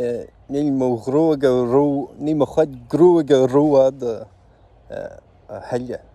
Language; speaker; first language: Irish; non-native, local second language; English